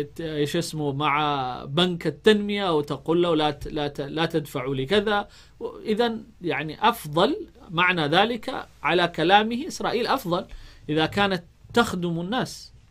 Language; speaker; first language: Arabic; non-native, fluent; Amharic